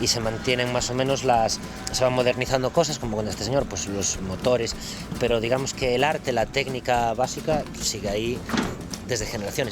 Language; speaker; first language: Spanish; native; Spanish